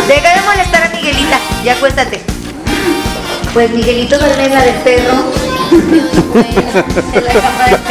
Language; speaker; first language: Spanish; native; Spanish